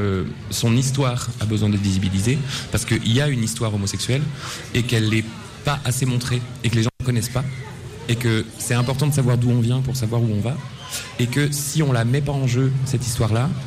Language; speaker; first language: French; native; French